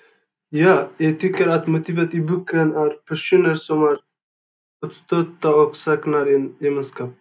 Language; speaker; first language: Swedish; non-native, learner; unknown